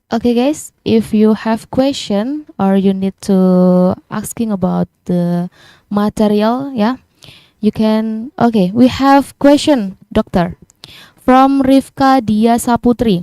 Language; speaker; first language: English; non-native, learner; Indonesian